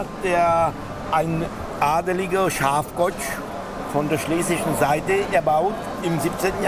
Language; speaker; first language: German; native; German